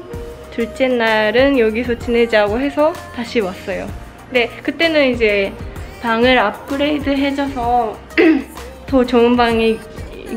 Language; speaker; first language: Korean; non-native, fluent; Japanese